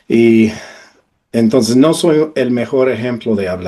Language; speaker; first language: Spanish; non-native, fluent; English